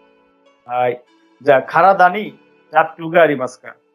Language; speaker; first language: Japanese; non-native, fluent; Bangla